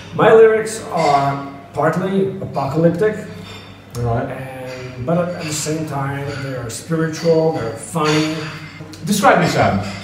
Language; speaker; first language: English; native; English